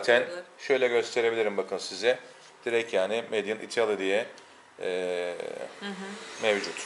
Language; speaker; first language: Turkish; native; Turkish